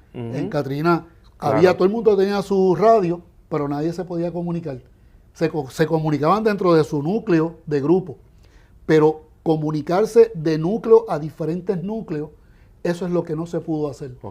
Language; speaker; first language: Spanish; native; Spanish